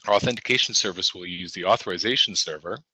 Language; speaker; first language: English; native; English